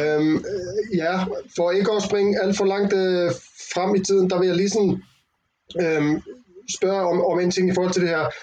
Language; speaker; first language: Danish; native; Danish